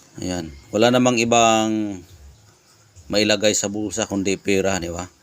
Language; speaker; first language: Filipino; non-native, local second language; Cebuano